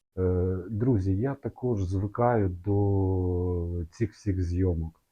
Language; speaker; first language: Ukrainian; non-native, local second language; Russian